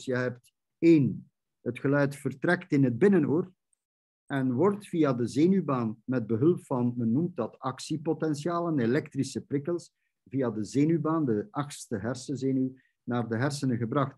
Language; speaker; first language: Dutch; native; Dutch